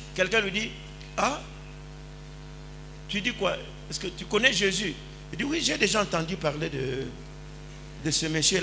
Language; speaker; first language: French; non-native, local second language; Lingala